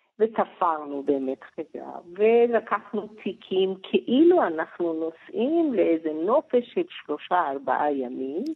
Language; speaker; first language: Hebrew; early bilingual, other home language; Persian